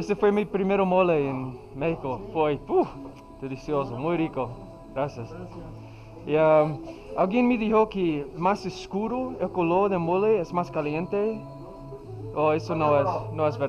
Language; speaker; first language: Spanish; non-native, learner; English